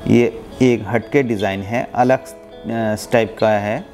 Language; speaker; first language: Hindi; non-native, local second language; Bangla